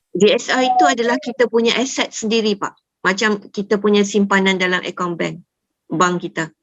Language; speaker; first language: Malay; native; Malay